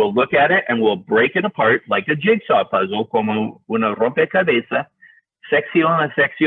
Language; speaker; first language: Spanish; non-native, learner; English